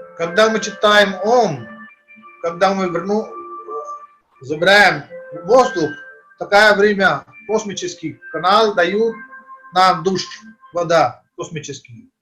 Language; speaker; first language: Russian; non-native, learner; Hindi